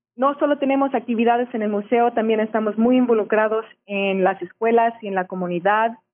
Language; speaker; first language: Spanish; early bilingual, heritage; Spanish